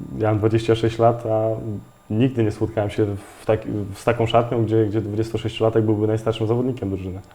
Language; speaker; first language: Polish; native; Polish